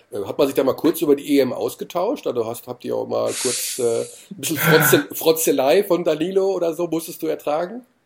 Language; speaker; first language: German; native; German